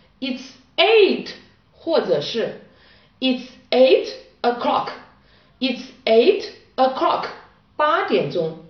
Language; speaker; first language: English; non-native, learner; Chinese